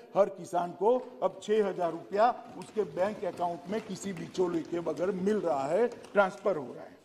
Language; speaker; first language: Hindi; non-native, local second language; Gujarati